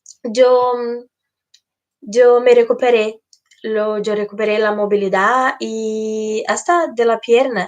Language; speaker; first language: Spanish; non-native, fluent; Portuguese